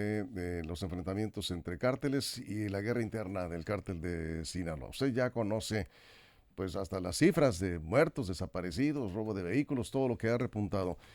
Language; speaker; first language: Spanish; native; Spanish